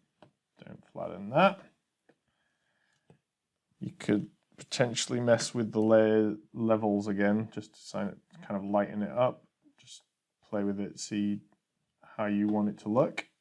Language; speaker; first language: English; native; English